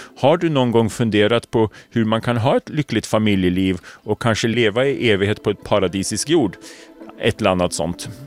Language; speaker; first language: Swedish; native; Swedish